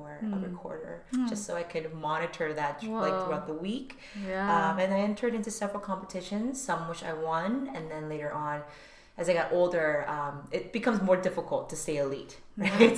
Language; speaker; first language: English; early bilingual, other home language; Korean